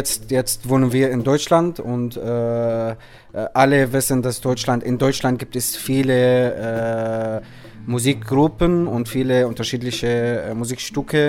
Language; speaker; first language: German; non-native, fluent; Arabic